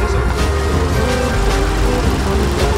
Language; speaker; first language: Japanese; native; Japanese